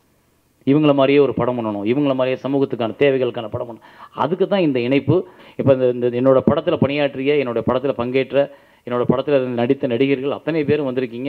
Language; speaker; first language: Tamil; native; Tamil